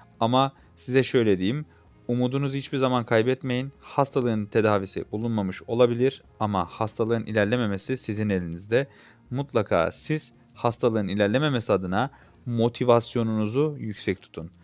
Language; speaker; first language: Turkish; native; Turkish